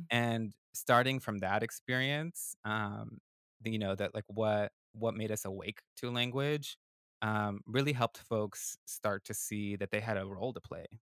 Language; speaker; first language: English; early bilingual, other home language; Spanish